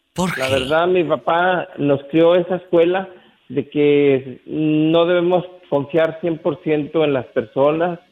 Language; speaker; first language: Spanish; native; Spanish